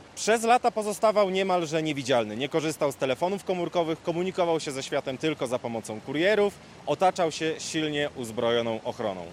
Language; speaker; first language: Polish; native; Polish